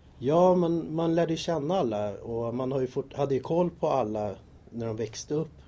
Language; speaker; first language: Swedish; native; Swedish